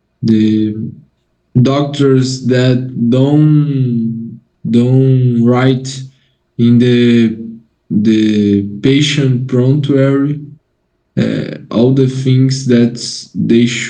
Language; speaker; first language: English; non-native, learner; Portuguese